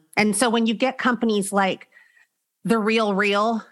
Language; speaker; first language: English; native; English